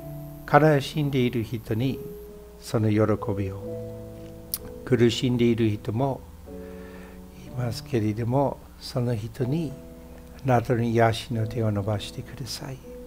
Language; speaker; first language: Japanese; non-native, fluent; English